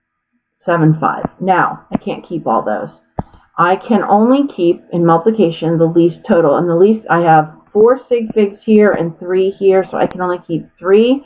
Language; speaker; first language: English; native; English